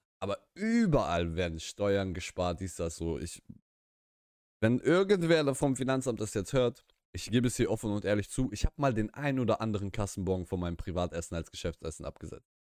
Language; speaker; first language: German; early bilingual, other home language; Russian